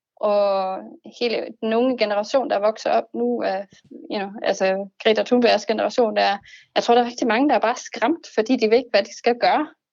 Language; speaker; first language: Danish; non-native, fluent; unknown